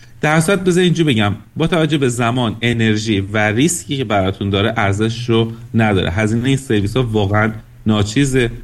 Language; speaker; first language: Persian; native; Persian